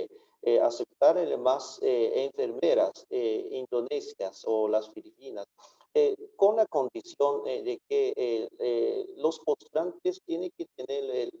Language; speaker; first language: Spanish; non-native, fluent; Japanese